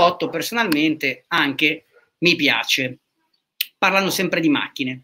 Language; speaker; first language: Italian; native; Italian